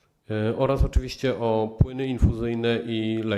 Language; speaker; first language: Polish; native; Polish